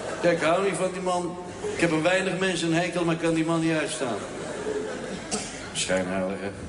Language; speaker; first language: Dutch; native; Dutch